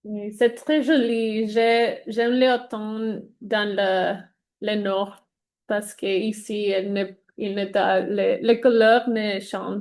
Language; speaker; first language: French; non-native, learner; Spanish